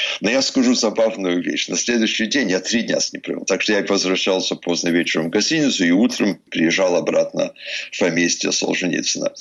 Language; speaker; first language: Russian; early bilingual, heritage; English